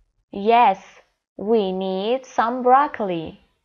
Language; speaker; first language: English; non-native, fluent; Persian